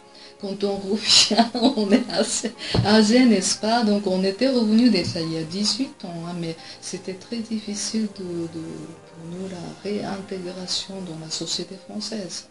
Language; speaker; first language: French; non-native, fluent; Japanese